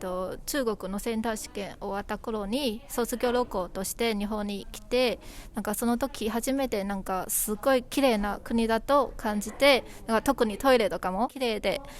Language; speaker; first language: Japanese; non-native, fluent; Chinese